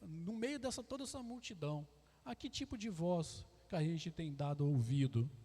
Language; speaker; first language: Portuguese; native; Portuguese